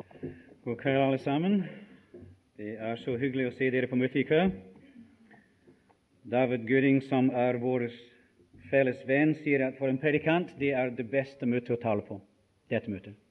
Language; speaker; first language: Norwegian; non-native, fluent; English